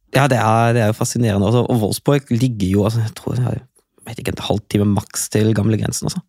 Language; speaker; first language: Norwegian; non-native, fluent; German